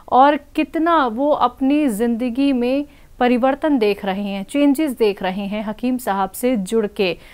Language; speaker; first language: Hindi; native; Hindi